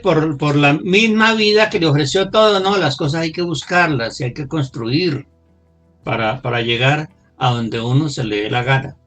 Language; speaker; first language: Spanish; native; Spanish